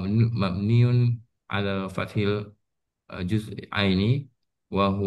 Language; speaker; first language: Arabic; non-native, learner; Indonesian